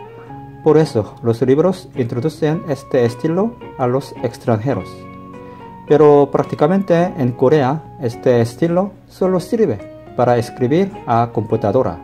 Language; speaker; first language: Spanish; non-native, learner; Korean